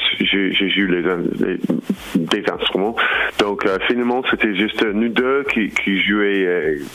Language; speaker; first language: French; non-native, learner; English